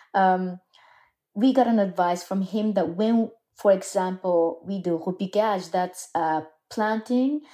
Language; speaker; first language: English; non-native, fluent; Japanese